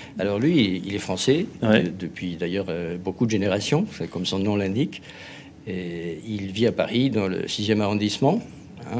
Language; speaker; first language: French; non-native, fluent; Spanish